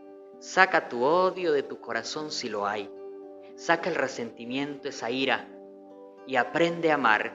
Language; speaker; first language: Spanish; native; Spanish